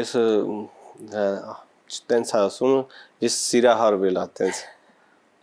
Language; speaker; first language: Armenian; non-native, learner; Punjabi